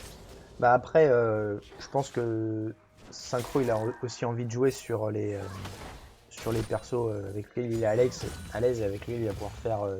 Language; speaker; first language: French; native; French